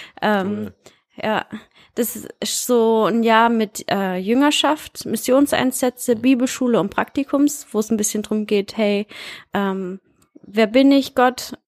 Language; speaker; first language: German; early bilingual, heritage; German